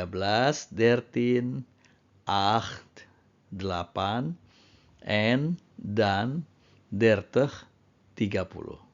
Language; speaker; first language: Dutch; non-native, fluent; Indonesian